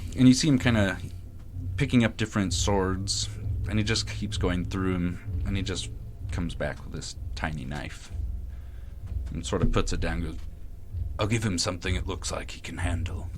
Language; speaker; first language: English; native; English